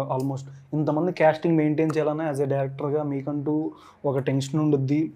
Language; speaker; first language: Telugu; native; Telugu